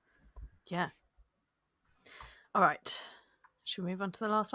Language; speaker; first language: English; native; English